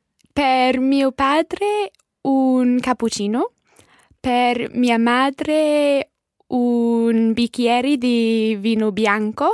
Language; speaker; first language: Italian; non-native, learner; English